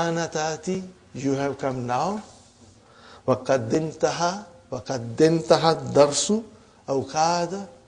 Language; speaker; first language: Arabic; non-native, fluent; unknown